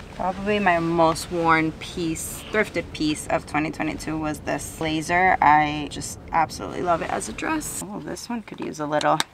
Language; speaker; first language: English; non-native, fluent; Spanish